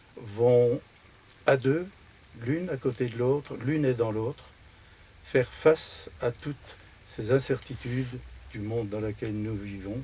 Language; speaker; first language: French; native; French